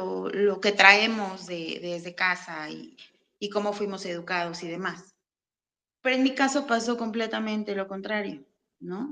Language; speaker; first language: Spanish; native; Spanish